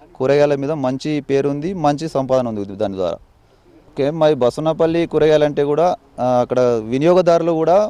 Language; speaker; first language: Telugu; native; Telugu